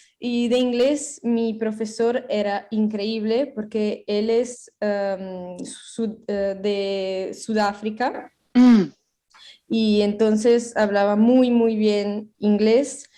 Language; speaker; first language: Spanish; non-native, fluent; Italian